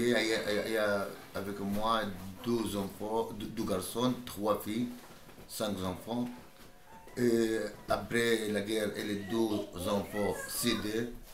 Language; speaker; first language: French; non-native, learner; Arabic